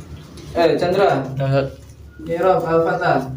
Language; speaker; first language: Arabic; non-native, fluent; Indonesian